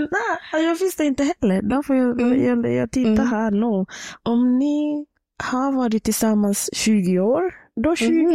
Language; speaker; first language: Swedish; non-native, fluent; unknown